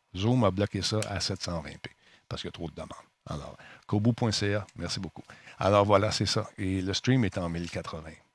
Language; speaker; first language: French; native; French